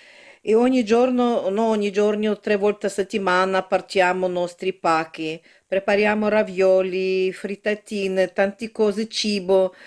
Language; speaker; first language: Italian; non-native, learner; Ukrainian